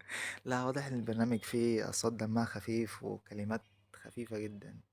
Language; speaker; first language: Arabic; native; Arabic